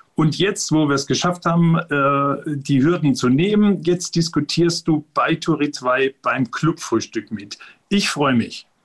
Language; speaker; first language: German; native; German